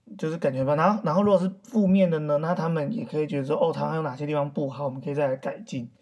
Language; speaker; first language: Chinese; native; Chinese